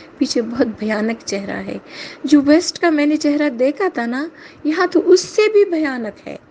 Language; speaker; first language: Urdu; native; Urdu